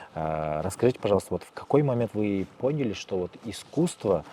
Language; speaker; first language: Russian; non-native, local second language; Kazakh